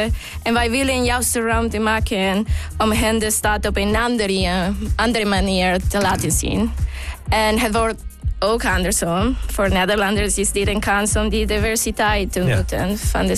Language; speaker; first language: Dutch; non-native, fluent; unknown